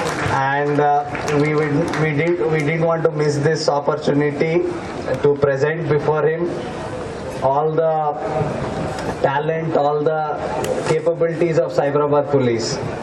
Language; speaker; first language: English; non-native, local second language; Telugu